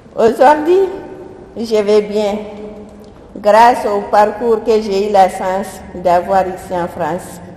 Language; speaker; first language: French; non-native, local second language; Soninke